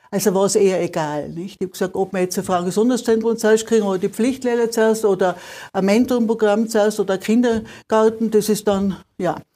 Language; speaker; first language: German; native; German